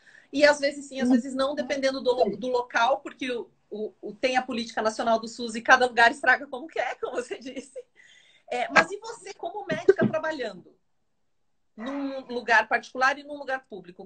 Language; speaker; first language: Portuguese; native; Portuguese